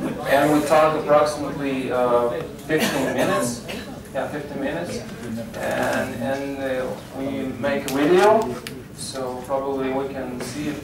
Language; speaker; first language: English; non-native, learner; Lithuanian